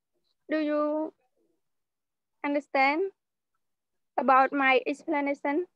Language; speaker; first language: English; non-native, learner; Khmer